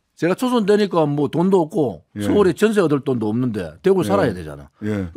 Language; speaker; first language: Korean; native; Korean